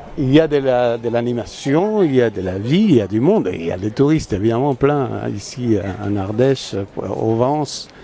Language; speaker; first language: French; native; French